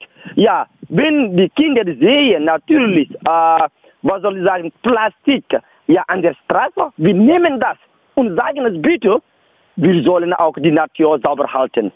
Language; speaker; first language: German; non-native, learner; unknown